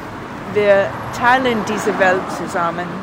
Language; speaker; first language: German; non-native, learner; English